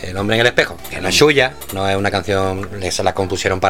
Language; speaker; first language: Spanish; native; Spanish